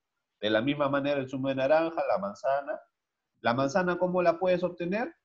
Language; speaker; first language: Spanish; native; Spanish